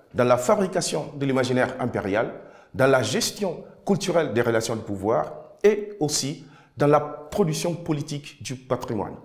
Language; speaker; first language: French; non-native, fluent; Kabuverdianu